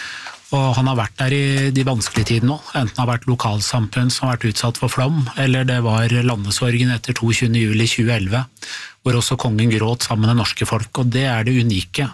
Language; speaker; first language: Norwegian; native; Norwegian